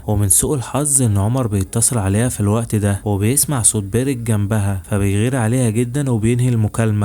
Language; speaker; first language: Arabic; native; Arabic